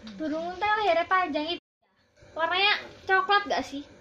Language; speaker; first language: Indonesian; native; Indonesian